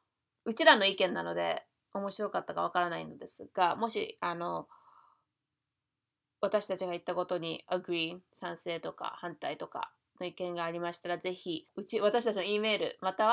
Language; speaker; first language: Japanese; native; Japanese